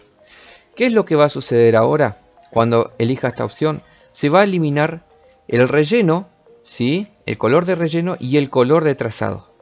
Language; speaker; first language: Spanish; native; Spanish